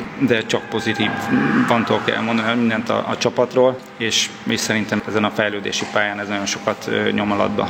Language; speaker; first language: Hungarian; native; Hungarian